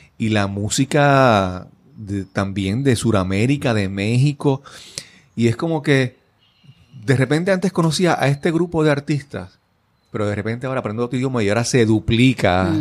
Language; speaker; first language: Spanish; native; Spanish